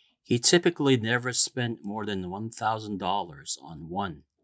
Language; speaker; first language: English; non-native, fluent; Korean